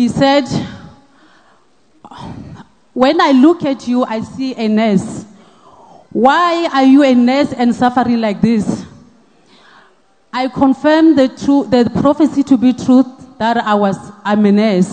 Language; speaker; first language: English; non-native, local second language; Northern Sotho